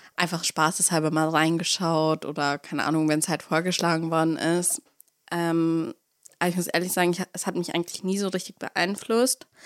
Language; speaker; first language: German; early bilingual, other home language; Russian